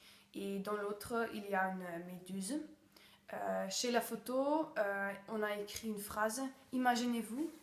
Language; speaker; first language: French; non-native, learner; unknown